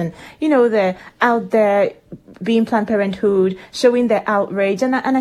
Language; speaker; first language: English; non-native, local second language; Igbo